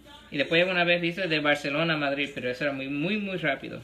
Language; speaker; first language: Spanish; early bilingual, other home language; English